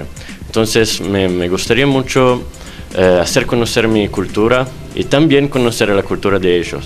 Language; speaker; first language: Spanish; non-native, fluent; Italian